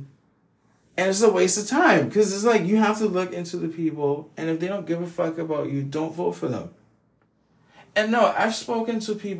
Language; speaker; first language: English; native; English